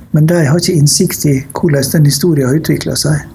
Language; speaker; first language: Norwegian; native; Norwegian